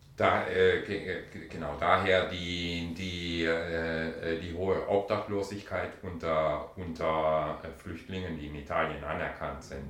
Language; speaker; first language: German; native; German